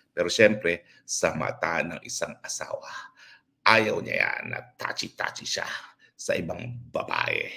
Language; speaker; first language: Filipino; native; Filipino